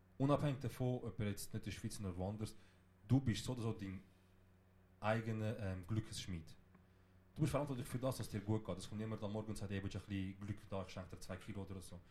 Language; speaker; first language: German; early bilingual, other home language; Kurdish